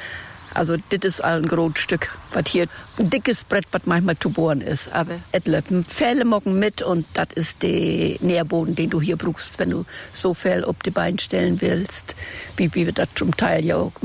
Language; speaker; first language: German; native; German